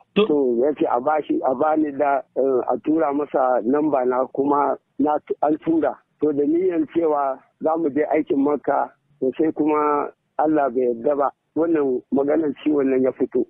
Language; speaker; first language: Hausa; native; Hausa